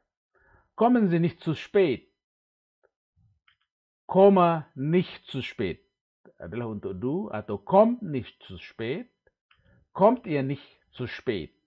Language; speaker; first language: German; non-native, fluent; Indonesian